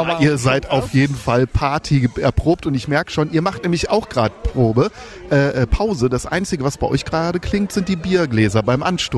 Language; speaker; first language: German; native; German